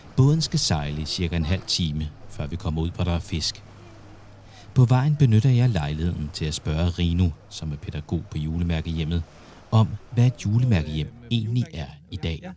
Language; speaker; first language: Danish; native; Danish